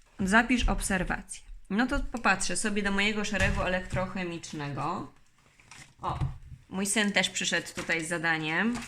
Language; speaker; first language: Polish; native; Polish